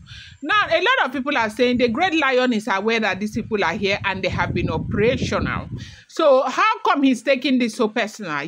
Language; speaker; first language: English; non-native, local second language; Yoruba